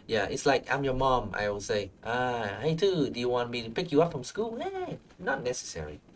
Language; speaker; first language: English; non-native, fluent; Vietnamese